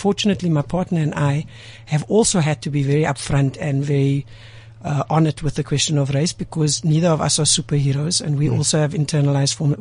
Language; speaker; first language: English; native; English